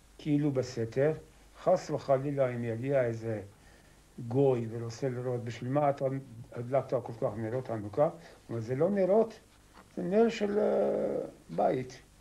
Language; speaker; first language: Hebrew; non-native, fluent; Persian